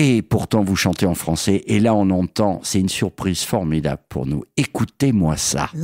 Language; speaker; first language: French; native; French